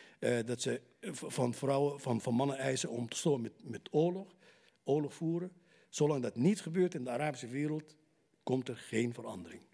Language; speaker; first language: Dutch; non-native, fluent; Arabic